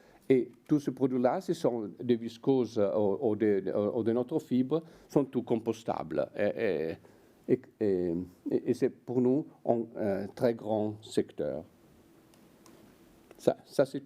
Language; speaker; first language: French; non-native, fluent; Italian